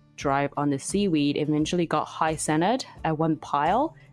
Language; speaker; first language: English; non-native, fluent; Chinese